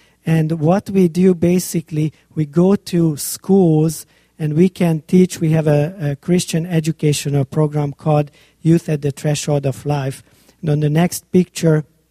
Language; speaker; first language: English; non-native, fluent; Hungarian